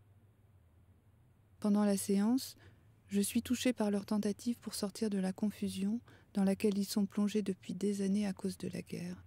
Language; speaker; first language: French; native; French